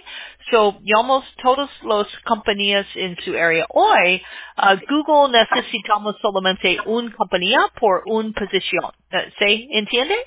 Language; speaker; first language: Spanish; non-native, learner; English